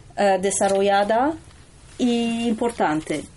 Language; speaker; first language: Spanish; non-native, learner; Persian